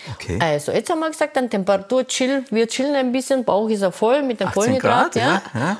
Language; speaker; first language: German; non-native, fluent; Korean